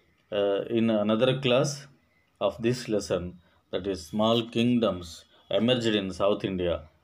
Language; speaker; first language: English; non-native, local second language; Telugu